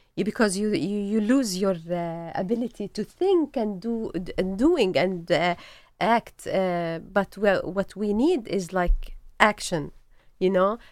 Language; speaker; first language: English; non-native, learner; Arabic